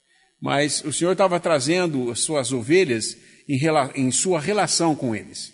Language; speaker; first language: Portuguese; native; Portuguese